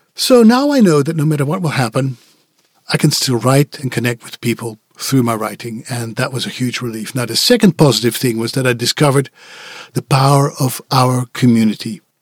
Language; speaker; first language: English; non-native, fluent; Dutch